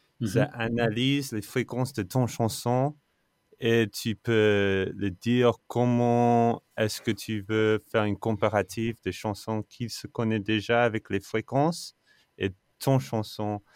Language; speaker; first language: French; non-native, fluent; English